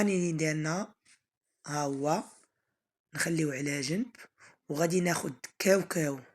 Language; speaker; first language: Arabic; native; Arabic